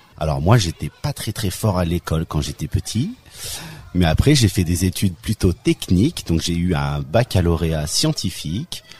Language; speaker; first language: French; native; French